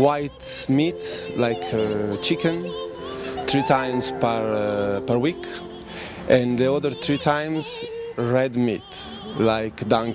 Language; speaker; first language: English; non-native, learner; Spanish